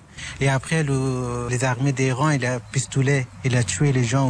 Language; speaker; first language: French; non-native, learner; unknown